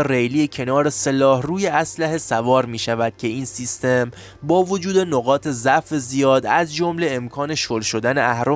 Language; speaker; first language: Persian; native; Persian